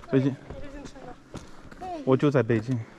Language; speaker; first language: Chinese; non-native, learner; English